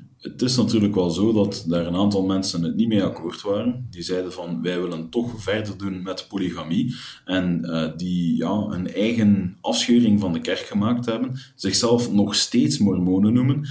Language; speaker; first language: Dutch; native; Dutch